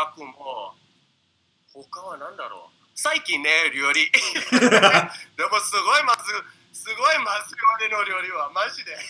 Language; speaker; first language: Japanese; non-native, learner; English